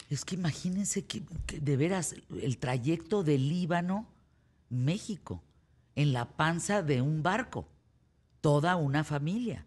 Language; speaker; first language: Spanish; native; Spanish